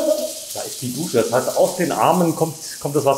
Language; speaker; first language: German; native; German